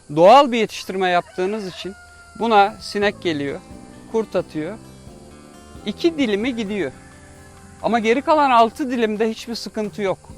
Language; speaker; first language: Turkish; native; Turkish